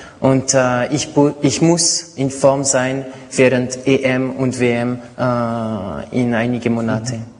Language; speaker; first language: German; non-native, local second language; French